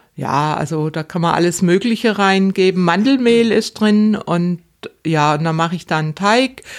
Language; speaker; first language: German; native; German